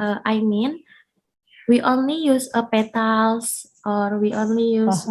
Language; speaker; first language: English; non-native, fluent; Indonesian